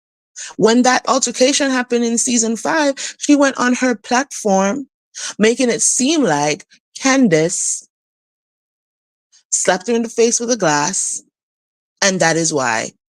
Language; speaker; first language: English; native; English